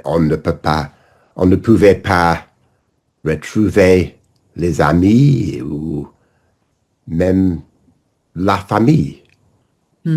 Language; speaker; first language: French; non-native, learner; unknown